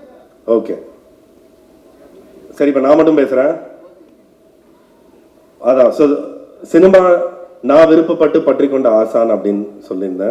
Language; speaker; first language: Tamil; native; Tamil